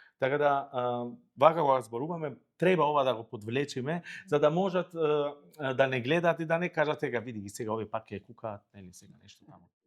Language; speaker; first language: Macedonian; non-native, local second language; Albanian